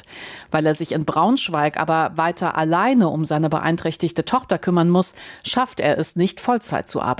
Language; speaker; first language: German; native; German